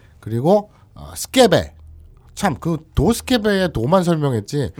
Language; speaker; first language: Korean; native; Korean